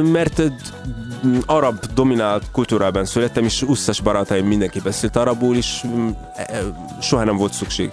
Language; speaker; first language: Hungarian; non-native, learner; Arabic